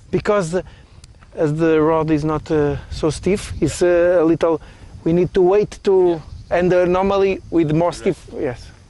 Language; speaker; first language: English; non-native, fluent; Portuguese